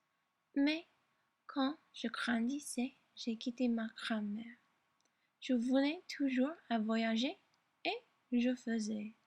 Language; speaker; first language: French; non-native, learner; English